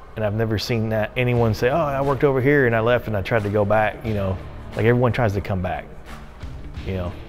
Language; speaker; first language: English; native; English